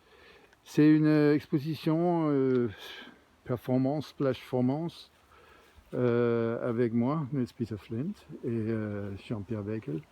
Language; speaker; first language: French; non-native, learner; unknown